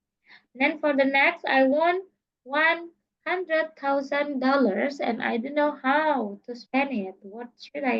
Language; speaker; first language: English; non-native, learner; Indonesian